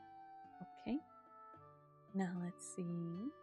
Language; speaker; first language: English; non-native, fluent; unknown